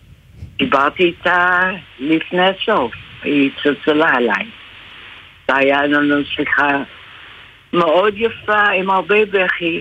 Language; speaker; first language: Hebrew; non-native, fluent; English